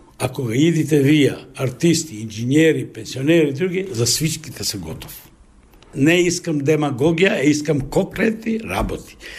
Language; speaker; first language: Bulgarian; early bilingual, heritage; Bulgarian